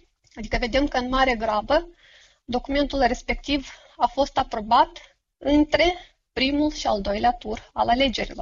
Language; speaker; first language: Romanian; native; Romanian